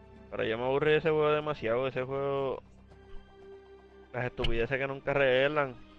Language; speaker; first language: Spanish; early bilingual, heritage; Spanish